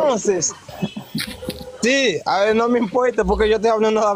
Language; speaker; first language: Spanish; non-native, learner; Haitian Creole